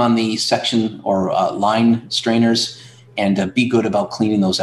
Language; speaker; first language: English; native; English